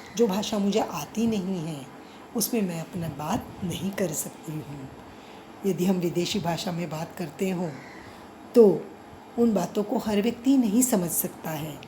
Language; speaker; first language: Hindi; non-native, local second language; Marathi